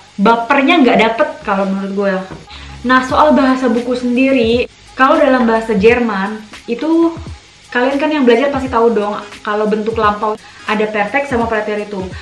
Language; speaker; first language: Indonesian; native; Indonesian